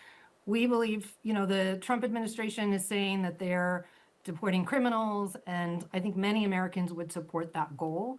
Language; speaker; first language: English; native; English